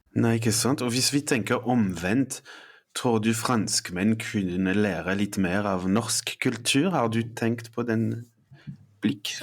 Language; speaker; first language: Norwegian; non-native, fluent; French